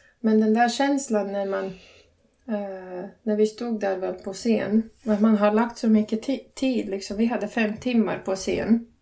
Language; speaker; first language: Swedish; non-native, learner; Latvian